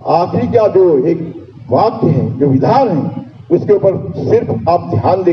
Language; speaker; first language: Hindi; non-native, local second language; Marathi